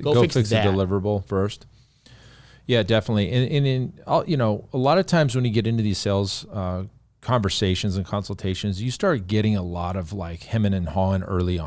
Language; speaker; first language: English; native; English